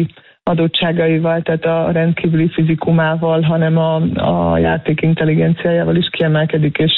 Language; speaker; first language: Hungarian; native; Hungarian